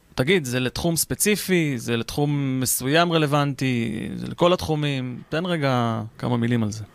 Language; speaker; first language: Hebrew; native; Hebrew